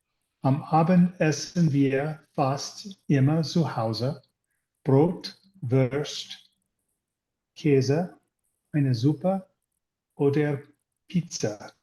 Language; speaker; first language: German; non-native, learner; English